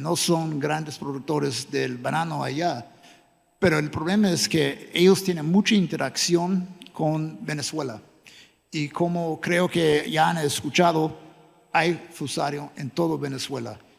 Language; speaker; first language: Spanish; non-native, fluent; English